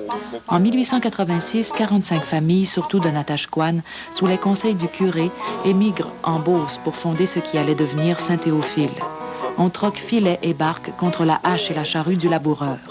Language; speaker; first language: French; native; French